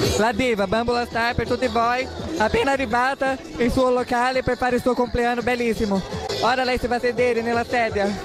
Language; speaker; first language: Italian; non-native, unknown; Portuguese